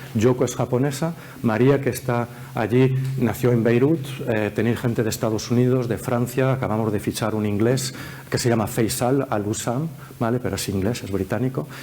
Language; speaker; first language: Spanish; early bilingual, heritage; Spanish